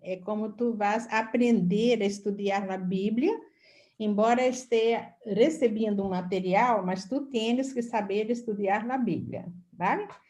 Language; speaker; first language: Portuguese; non-native, fluent; Spanish